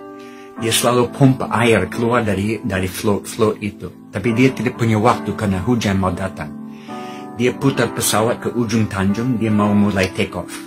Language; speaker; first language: Indonesian; non-native, fluent; English